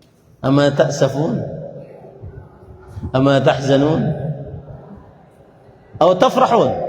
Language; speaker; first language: Arabic; non-native, fluent; Indonesian